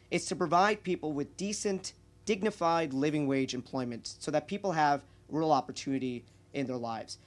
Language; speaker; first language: English; native; English